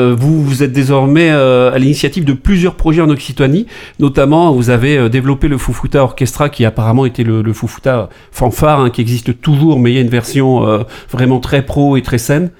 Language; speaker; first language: French; native; French